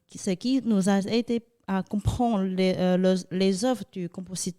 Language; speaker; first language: French; non-native, fluent; Chinese